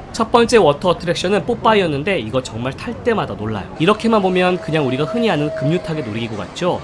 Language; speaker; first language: Korean; native; Korean